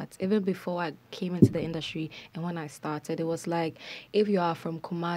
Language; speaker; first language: English; non-native, local second language; Akan